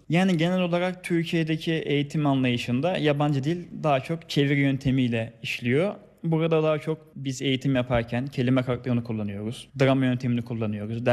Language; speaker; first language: Turkish; native; Turkish